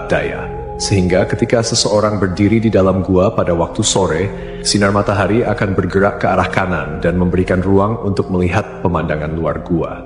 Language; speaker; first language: Indonesian; native; Indonesian